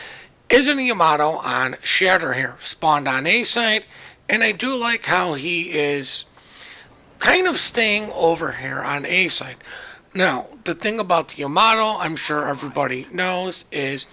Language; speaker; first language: English; native; English